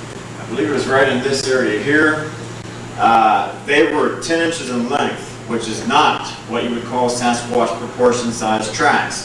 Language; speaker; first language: English; native; English